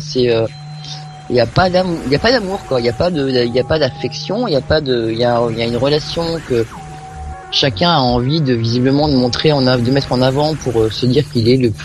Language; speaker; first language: French; native; French